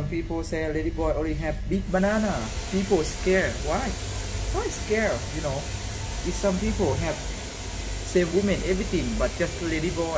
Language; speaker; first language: English; non-native, learner; Thai